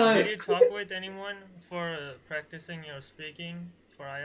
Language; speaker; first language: English; non-native, learner; Bangla